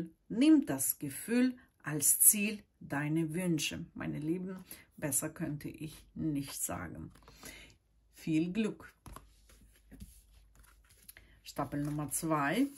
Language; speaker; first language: German; non-native, fluent; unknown